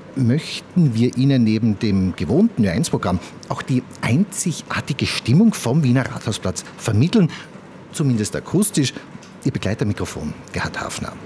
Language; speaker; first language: German; native; German